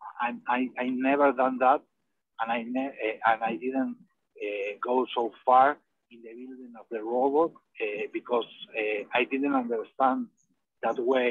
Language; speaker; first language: English; non-native, learner; Spanish